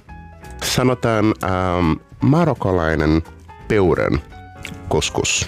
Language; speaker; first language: Finnish; non-native, fluent; Portuguese